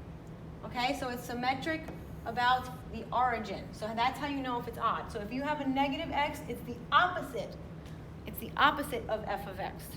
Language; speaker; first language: English; native; English